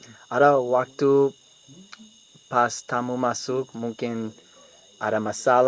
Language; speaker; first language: Indonesian; non-native, learner; English